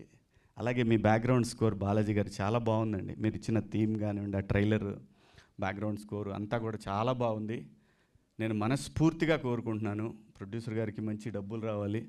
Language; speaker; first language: Telugu; native; Telugu